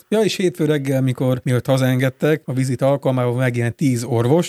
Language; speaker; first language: Hungarian; native; Hungarian